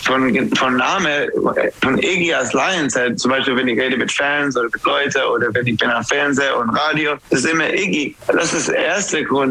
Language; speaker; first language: German; non-native, fluent; English